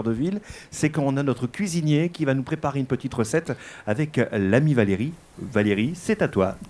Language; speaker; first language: French; native; French